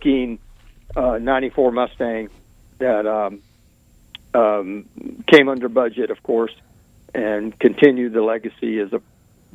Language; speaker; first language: English; native; English